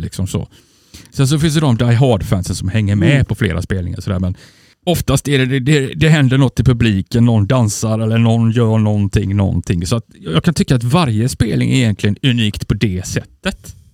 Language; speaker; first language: Swedish; native; Swedish